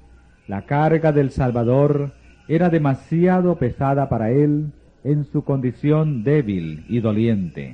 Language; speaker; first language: Spanish; native; Spanish